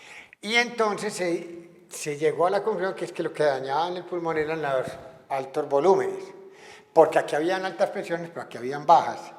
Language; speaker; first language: Spanish; native; Spanish